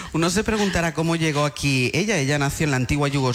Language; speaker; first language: Spanish; native; Spanish